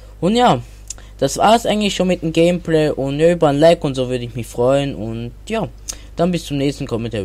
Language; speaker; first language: German; native; German